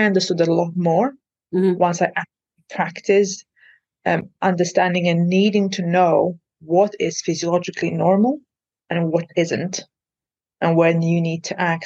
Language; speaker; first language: English; non-native, fluent; Maltese